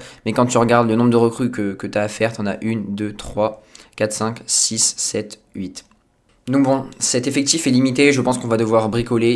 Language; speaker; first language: French; native; French